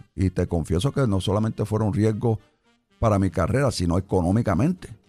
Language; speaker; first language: Spanish; early bilingual, heritage; Spanish